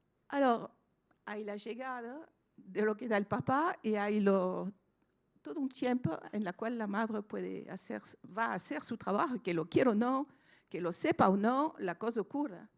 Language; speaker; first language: Spanish; non-native, fluent; French